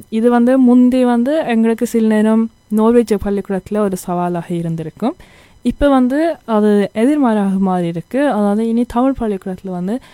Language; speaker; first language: Tamil; early bilingual, heritage; Tamil